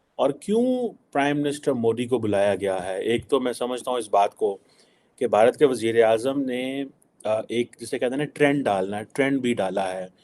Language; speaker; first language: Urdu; native; Urdu